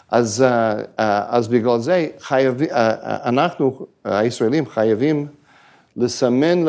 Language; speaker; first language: Hebrew; non-native, fluent; English